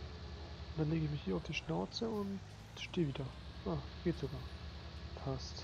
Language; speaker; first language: German; native; German